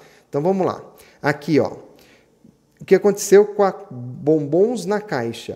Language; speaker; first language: Portuguese; native; Portuguese